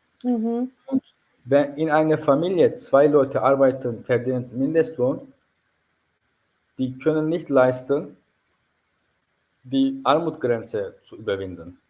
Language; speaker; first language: German; non-native, fluent; Turkish